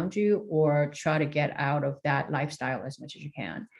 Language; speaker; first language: English; early bilingual, other home language; Korean